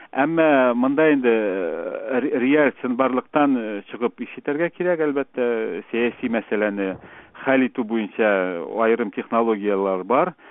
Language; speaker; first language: Tatar; native; Tatar